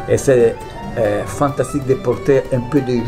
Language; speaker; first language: French; non-native, fluent; Italian